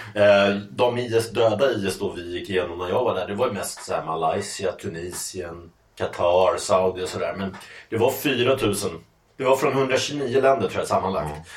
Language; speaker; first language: Swedish; native; Swedish